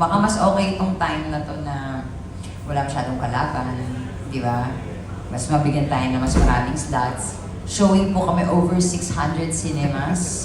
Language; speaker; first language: Filipino; native; Filipino